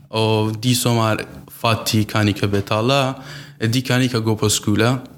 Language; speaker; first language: Norwegian; non-native, learner; Central Kurdish